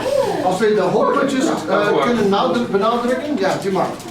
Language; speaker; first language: Dutch; non-native, fluent; English